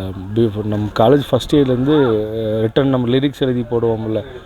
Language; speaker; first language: Tamil; native; Tamil